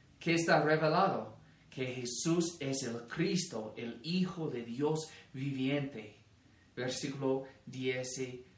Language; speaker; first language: Spanish; non-native, fluent; English